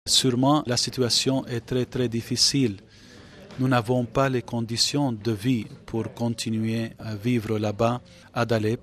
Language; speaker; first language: French; non-native, fluent; Arabic